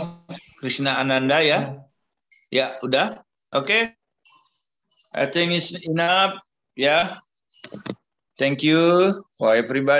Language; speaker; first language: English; non-native, learner; Indonesian